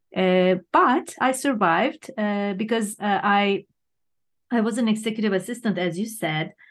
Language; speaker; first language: English; non-native, fluent; Turkish